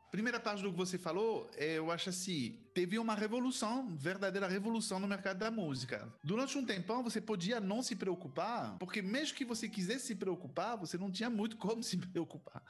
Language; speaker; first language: Portuguese; non-native, fluent; French